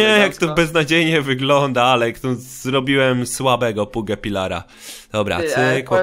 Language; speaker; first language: Polish; native; Polish